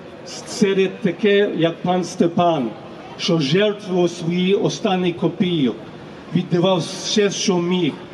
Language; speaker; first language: Ukrainian; early bilingual, heritage; Ukrainian